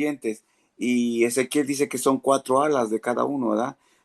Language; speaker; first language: Spanish; native; Spanish